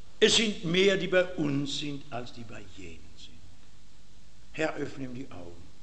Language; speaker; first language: German; native; German